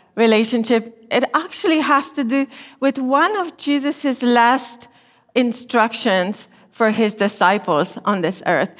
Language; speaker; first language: English; non-native, fluent; Romanian